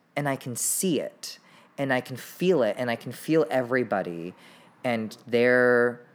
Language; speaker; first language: English; native; English